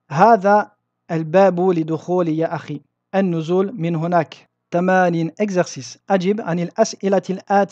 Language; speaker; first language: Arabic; non-native, fluent; French